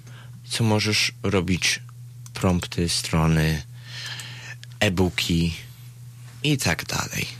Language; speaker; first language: Polish; early bilingual, heritage; Polish